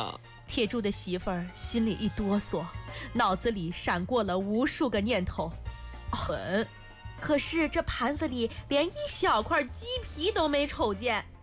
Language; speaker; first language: Chinese; native; Chinese